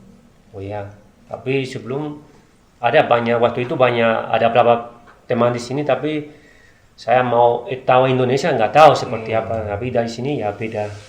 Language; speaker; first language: Indonesian; non-native, learner; Spanish